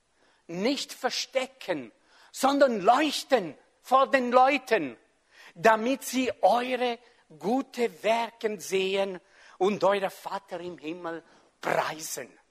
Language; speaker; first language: German; non-native, fluent; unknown